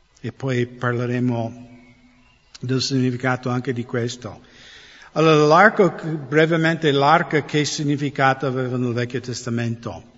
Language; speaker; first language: Italian; non-native, fluent; English